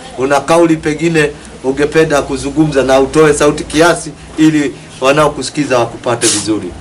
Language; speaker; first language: Swahili; non-native, local second language; Kikuyu